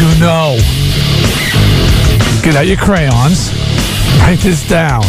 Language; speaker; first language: English; native; English